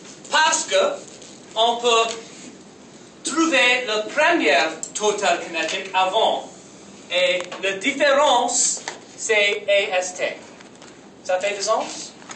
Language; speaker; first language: French; non-native, learner; English